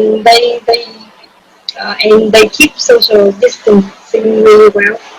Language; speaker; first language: English; non-native, learner; Vietnamese